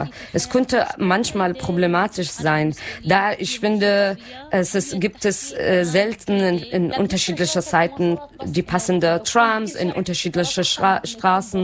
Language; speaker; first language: German; non-native, learner; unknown